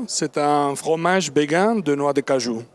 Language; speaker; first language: French; non-native, learner; Spanish